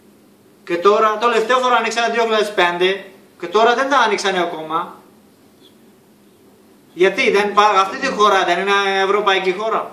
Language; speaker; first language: Greek; non-native, learner; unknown